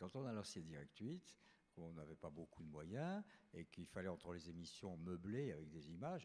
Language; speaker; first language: French; native; French